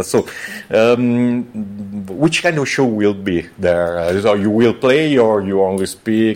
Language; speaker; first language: English; non-native, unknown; Italian